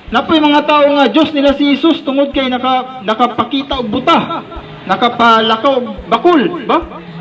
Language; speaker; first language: Cebuano; native; Cebuano